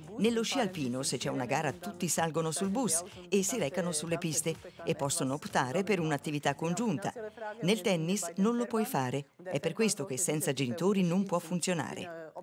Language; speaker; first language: Italian; native; Italian